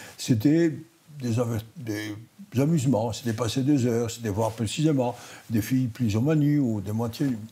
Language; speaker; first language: French; non-native, fluent; Greek